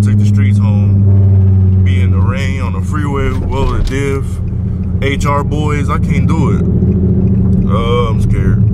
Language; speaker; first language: English; native; English